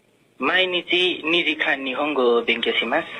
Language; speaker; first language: Japanese; non-native, learner; Nepali